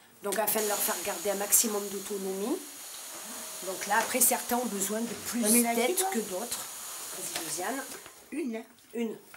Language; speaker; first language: French; native; French